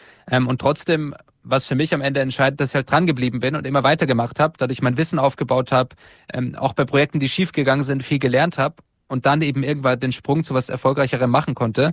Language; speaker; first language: German; native; German